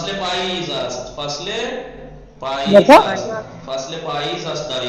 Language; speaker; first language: Persian; non-native, fluent; Urdu